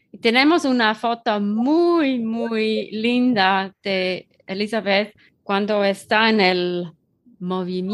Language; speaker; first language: Spanish; non-native, learner; German